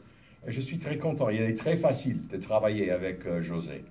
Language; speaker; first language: French; non-native, learner; English